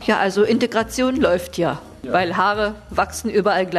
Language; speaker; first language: German; native; German